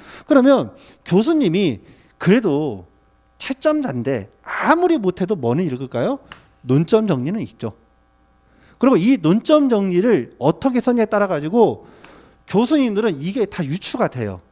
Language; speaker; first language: Korean; native; Korean